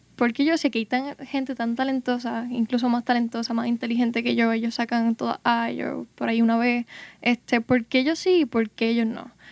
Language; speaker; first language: Spanish; native; Spanish